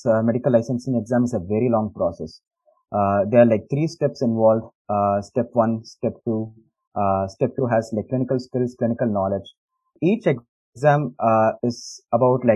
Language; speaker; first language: English; non-native, local second language; Tamil